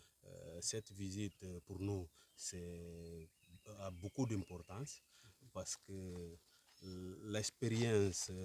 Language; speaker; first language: French; non-native, learner; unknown